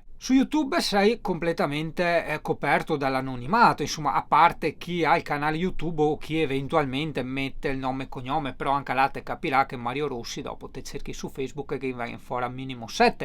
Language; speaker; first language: Italian; native; Italian